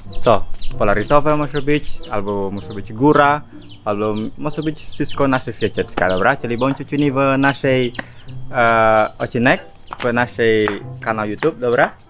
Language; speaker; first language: Polish; non-native, learner; Indonesian